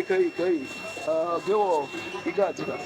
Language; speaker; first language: Chinese; non-native, learner; English